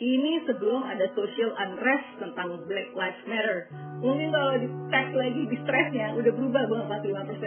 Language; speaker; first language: Indonesian; native; Indonesian